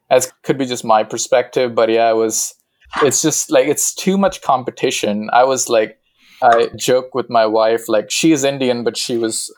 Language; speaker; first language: English; non-native, local second language; Hindi